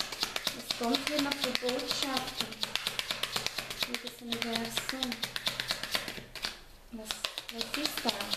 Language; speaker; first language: German; non-native, fluent; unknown